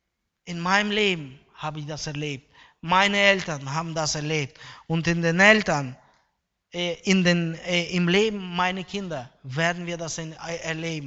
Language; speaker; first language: German; non-native, fluent; Russian